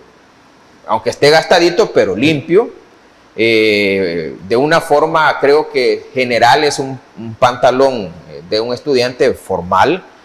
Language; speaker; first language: Spanish; native; Spanish